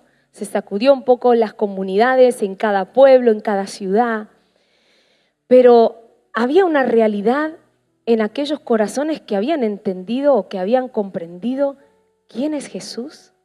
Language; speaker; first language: Spanish; native; Spanish